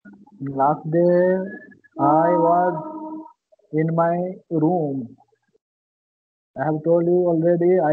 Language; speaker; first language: English; non-native, learner; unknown